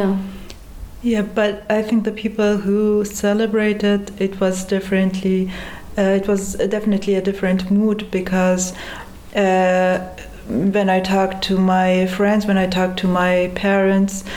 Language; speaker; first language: English; non-native, fluent; Persian